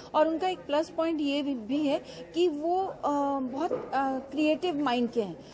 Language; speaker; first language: Hindi; non-native, local second language; Punjabi